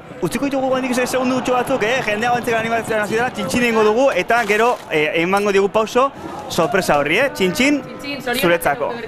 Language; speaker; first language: Basque; native; Basque